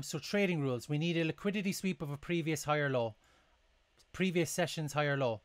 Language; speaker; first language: English; native; English